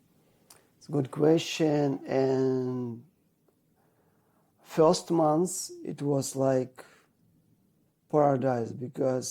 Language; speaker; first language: English; non-native, learner; Ukrainian